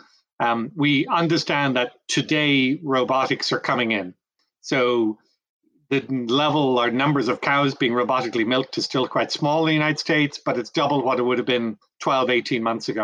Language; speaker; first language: English; native; English